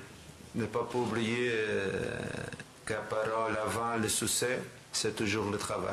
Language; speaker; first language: French; non-native, learner; Portuguese